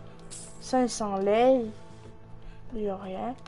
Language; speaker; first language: French; native; French